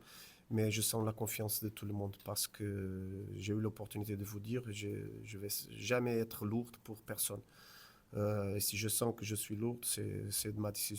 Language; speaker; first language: French; non-native, fluent; Portuguese